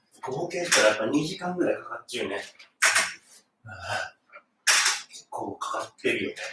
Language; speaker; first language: Japanese; native; Japanese